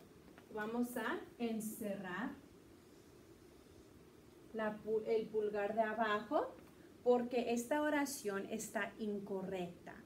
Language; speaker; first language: Spanish; early bilingual, heritage; Spanish